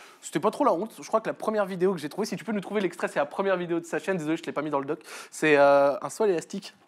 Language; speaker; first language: French; early bilingual, other home language; Arabic